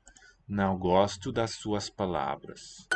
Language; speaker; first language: Portuguese; non-native, learner; English